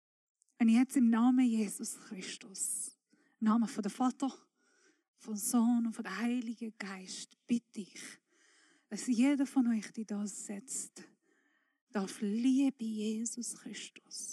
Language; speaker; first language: German; non-native, fluent; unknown